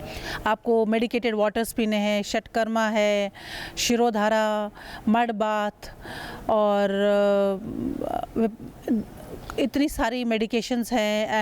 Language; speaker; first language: Hindi; native; Hindi